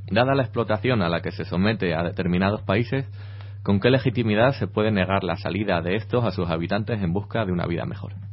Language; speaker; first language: Spanish; native; Spanish